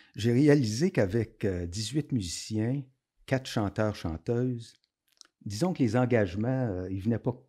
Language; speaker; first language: French; native; French